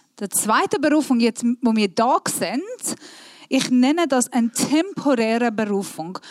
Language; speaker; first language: German; non-native, fluent; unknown